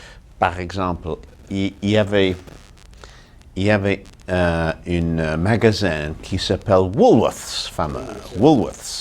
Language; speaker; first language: French; non-native, fluent; English